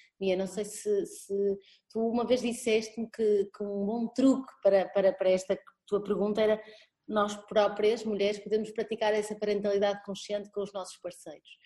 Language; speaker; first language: Portuguese; native; Portuguese